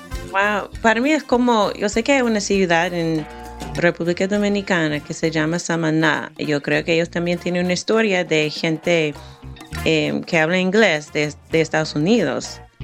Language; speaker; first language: Spanish; non-native, fluent; English